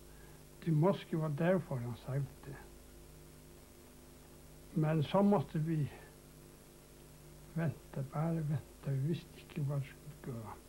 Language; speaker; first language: Danish; non-native, local second language; Faroese